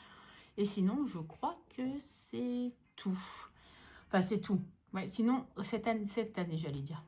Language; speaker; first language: French; native; French